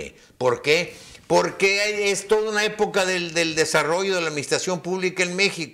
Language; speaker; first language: Spanish; native; Spanish